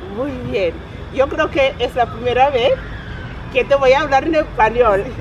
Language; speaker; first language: Spanish; non-native, fluent; English